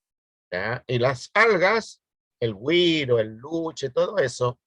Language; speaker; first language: Spanish; native; Spanish